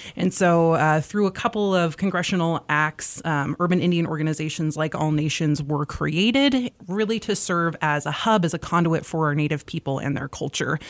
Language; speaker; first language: English; native; English